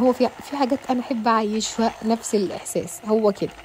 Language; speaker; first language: Arabic; native; Arabic